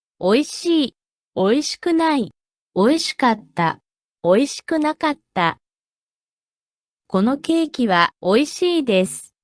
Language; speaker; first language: Japanese; non-native, fluent; Korean